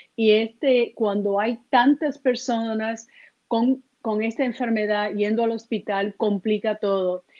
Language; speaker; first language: Spanish; early bilingual, heritage; Spanish